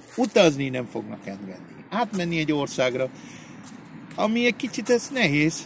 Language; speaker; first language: Hungarian; early bilingual, heritage; Spanish